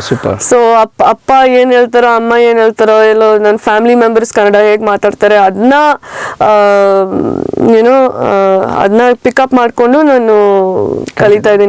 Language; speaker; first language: Kannada; early bilingual, heritage; Kannada